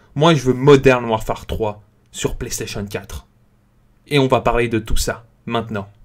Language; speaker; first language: French; native; French